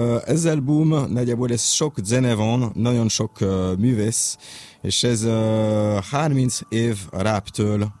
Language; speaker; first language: Hungarian; non-native, learner; French